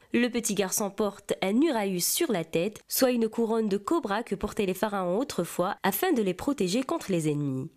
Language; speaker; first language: French; non-native, local second language; Arabic